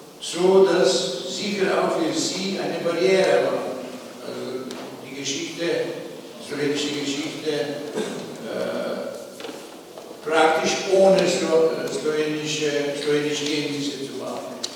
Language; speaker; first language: German; non-native, fluent; Slovenian